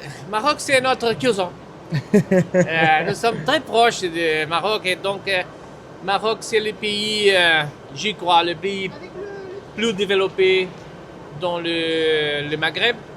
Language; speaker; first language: French; non-native, fluent; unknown